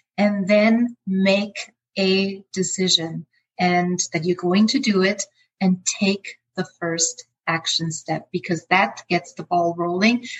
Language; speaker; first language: English; non-native, fluent; German